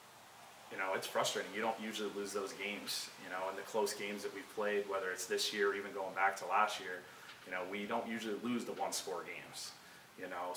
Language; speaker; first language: English; native; English